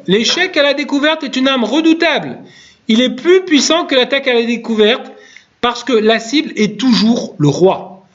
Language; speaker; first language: French; native; French